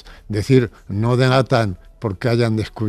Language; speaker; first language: Spanish; native; Spanish